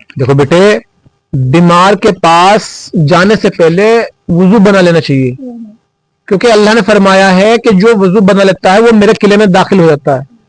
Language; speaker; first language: Urdu; native; Urdu